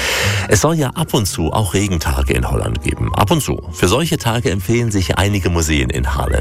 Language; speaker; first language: German; native; German